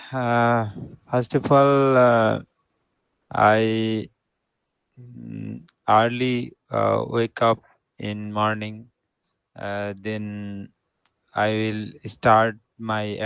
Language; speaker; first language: English; non-native, learner; Bangla